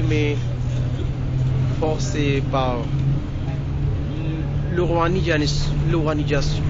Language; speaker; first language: French; non-native, learner; Hindi